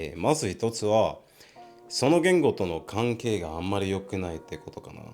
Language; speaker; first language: Japanese; non-native, fluent; English